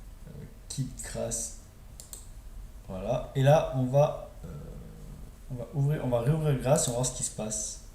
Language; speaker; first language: French; native; French